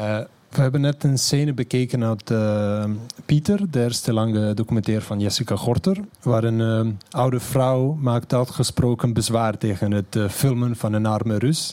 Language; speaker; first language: Dutch; non-native, fluent; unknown